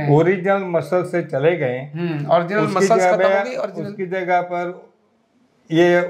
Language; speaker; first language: Hindi; non-native, local second language; Gujarati